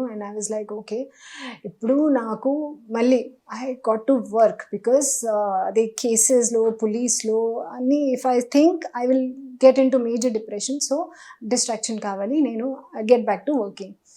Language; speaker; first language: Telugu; non-native, learner; Hindi